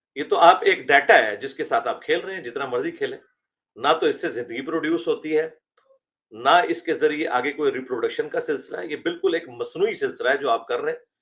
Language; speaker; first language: Urdu; native; Urdu